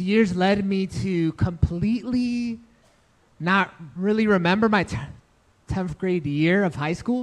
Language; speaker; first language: English; native; English